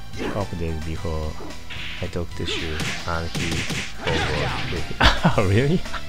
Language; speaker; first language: English; non-native, learner; Japanese